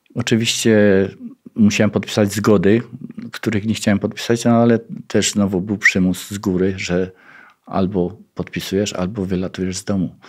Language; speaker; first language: Polish; native; Polish